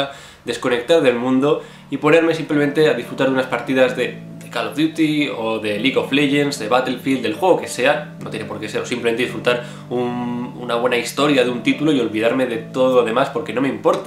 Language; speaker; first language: Spanish; native; Spanish